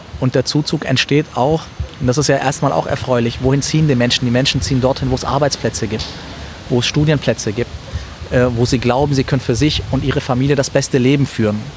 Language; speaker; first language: German; early bilingual, other home language; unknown